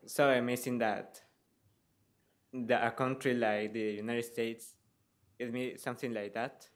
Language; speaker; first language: English; non-native, learner; Spanish